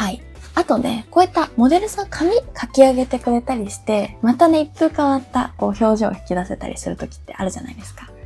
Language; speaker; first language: Japanese; native; Japanese